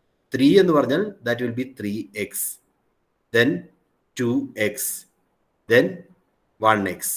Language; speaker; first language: Malayalam; native; Malayalam